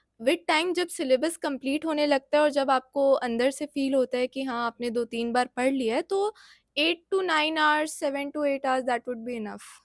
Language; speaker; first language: Hindi; native; Hindi